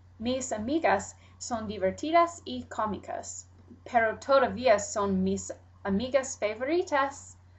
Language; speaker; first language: Spanish; non-native, learner; English